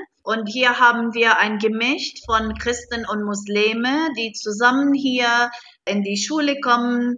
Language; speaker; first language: German; non-native, fluent; Arabic